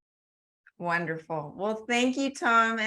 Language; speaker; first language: English; native; English